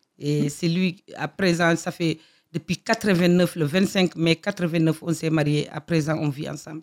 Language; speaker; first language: French; non-native, local second language; Fula